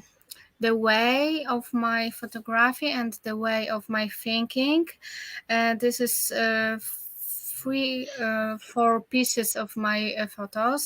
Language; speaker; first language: English; non-native, learner; Polish